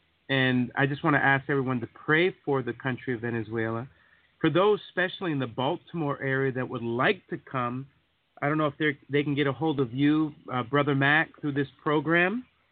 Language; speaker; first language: English; native; English